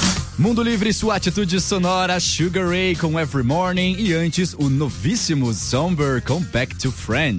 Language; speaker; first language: Portuguese; native; Portuguese